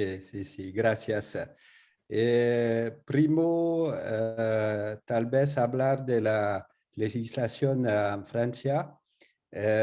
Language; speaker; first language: Spanish; non-native, learner; French